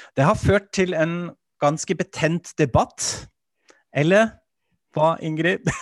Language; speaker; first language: Norwegian; non-native, fluent; German